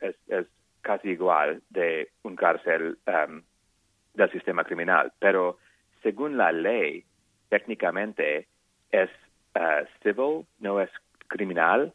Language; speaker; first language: Spanish; non-native, fluent; English